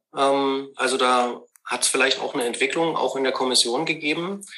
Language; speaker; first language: German; native; German